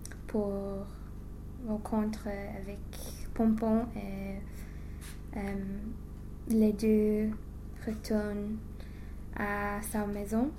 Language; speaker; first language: French; non-native, learner; English